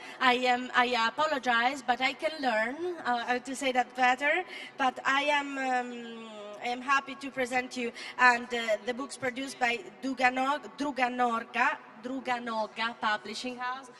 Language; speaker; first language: English; non-native, fluent; Italian